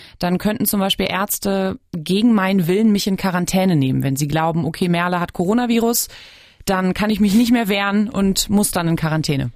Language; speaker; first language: German; native; German